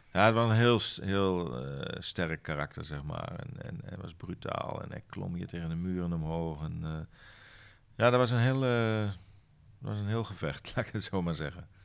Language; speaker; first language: Dutch; native; Dutch